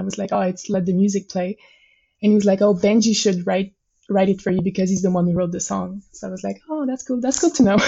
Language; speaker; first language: English; non-native, fluent; French